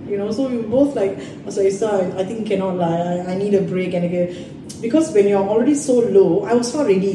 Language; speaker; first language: English; non-native, local second language; Tamil